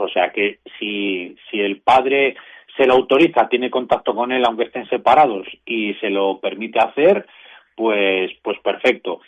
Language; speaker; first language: Spanish; native; Spanish